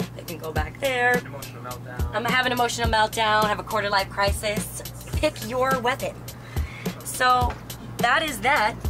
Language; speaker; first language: English; native; English